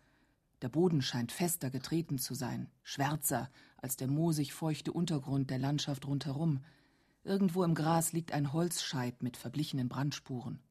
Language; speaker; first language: German; native; German